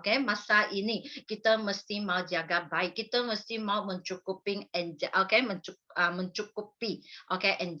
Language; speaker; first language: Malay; non-native, local second language; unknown